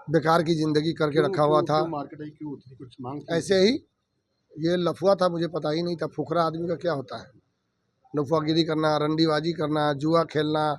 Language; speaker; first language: Hindi; native; Hindi